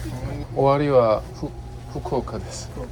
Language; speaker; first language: Japanese; non-native, learner; Korean